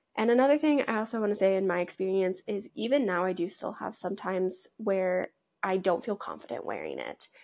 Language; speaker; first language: English; native; English